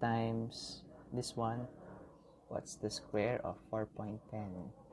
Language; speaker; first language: English; non-native, local second language; Filipino